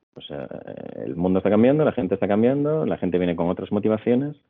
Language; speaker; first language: Spanish; native; Spanish